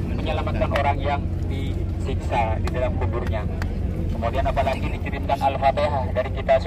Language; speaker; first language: Indonesian; native; Indonesian